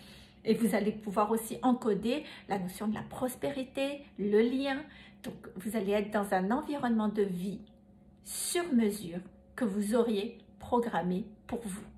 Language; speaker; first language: French; native; French